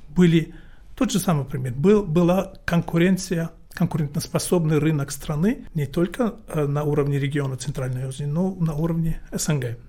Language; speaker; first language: Russian; non-native, local second language; Tajik